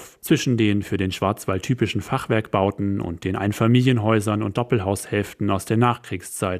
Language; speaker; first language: German; native; German